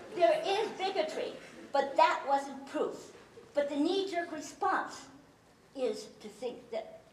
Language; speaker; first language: English; early bilingual, other home language; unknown